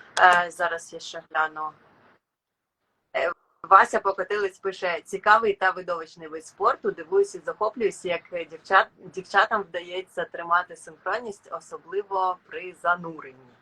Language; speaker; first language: Ukrainian; native; Ukrainian